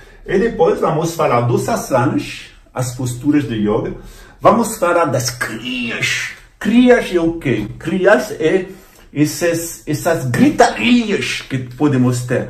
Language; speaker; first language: Portuguese; non-native, fluent; French